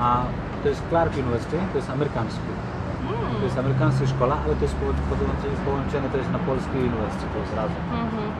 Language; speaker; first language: Polish; non-native, learner; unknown